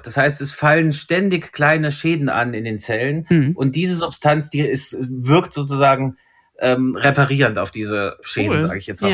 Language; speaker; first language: German; native; German